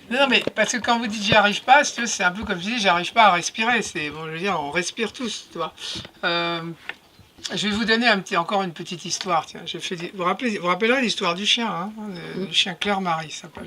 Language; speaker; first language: French; native; French